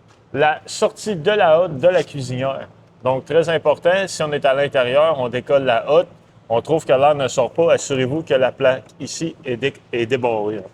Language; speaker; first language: French; native; French